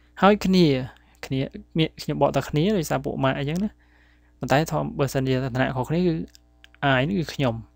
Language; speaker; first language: English; non-native, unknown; Khmer